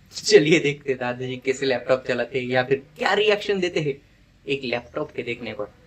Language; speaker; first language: Hindi; non-native, local second language; Marathi